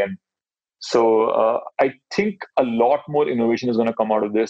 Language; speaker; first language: English; non-native, local second language; Hindi